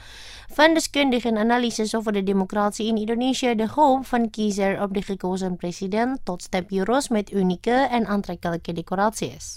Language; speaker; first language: Dutch; non-native, fluent; Indonesian